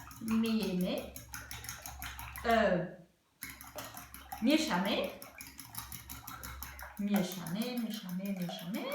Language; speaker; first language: Polish; non-native, learner; French